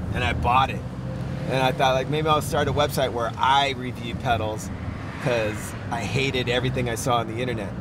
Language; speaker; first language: English; native; English